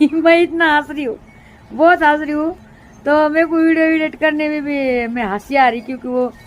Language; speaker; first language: Hindi; non-native, local second language; Marathi